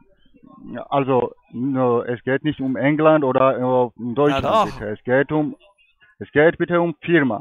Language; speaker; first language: German; non-native, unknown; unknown